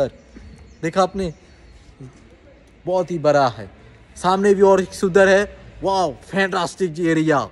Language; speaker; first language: Hindi; non-native, learner; Bangla